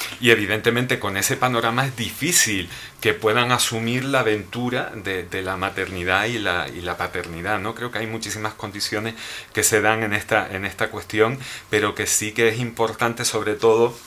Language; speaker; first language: Spanish; native; Spanish